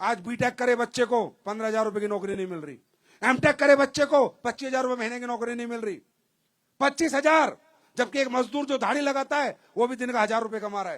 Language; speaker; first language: Hindi; native; Hindi